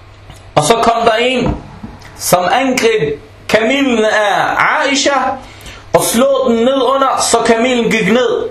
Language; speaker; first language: Danish; non-native, local second language; Arabic